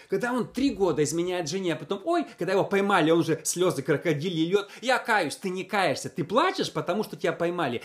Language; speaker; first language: Russian; native; Russian